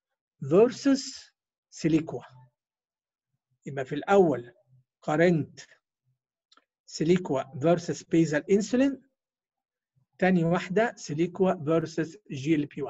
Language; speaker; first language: Arabic; native; Arabic